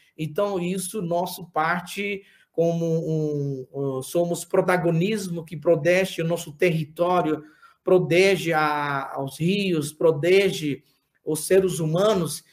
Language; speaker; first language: Portuguese; non-native, local second language; Yanomámi